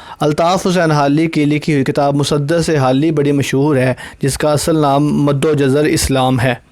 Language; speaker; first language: Urdu; non-native, local second language; Punjabi